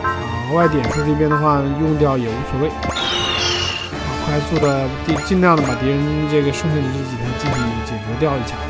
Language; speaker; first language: Chinese; native; Chinese